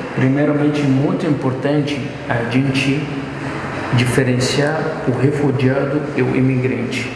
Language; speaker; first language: Portuguese; non-native, fluent; Arabic